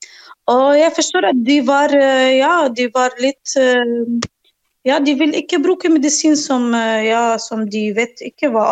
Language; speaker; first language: Norwegian; non-native, learner; Arabic